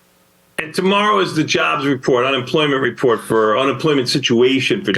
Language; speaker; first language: English; native; English